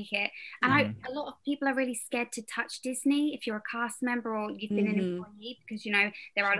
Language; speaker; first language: English; native; English